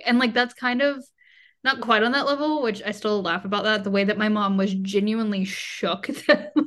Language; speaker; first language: English; native; English